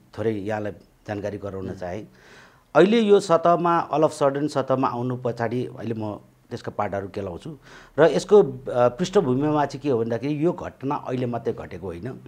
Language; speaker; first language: Nepali; native; Nepali